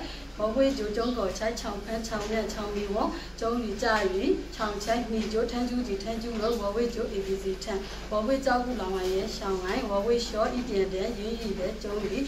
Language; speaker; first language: Chinese; non-native, learner; Burmese